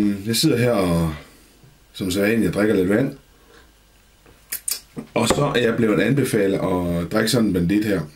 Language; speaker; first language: Danish; native; Danish